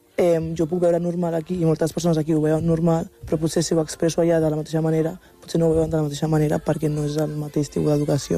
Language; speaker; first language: Catalan; early bilingual, other home language; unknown